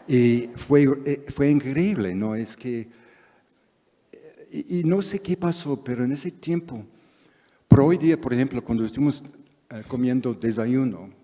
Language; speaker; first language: Spanish; non-native, fluent; English